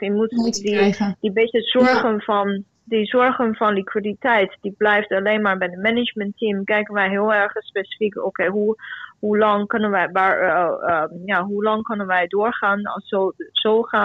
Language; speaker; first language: Dutch; non-native, fluent; Chinese